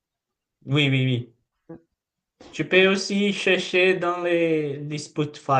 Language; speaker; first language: French; non-native, learner; Portuguese